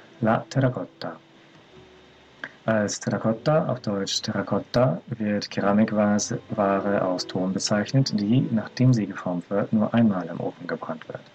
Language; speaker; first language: German; native; German